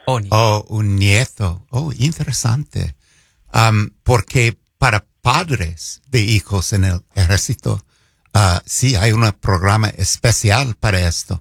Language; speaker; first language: Spanish; non-native, fluent; English